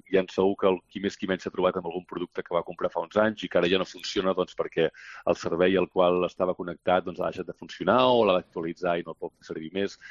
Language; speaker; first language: Catalan; native; Catalan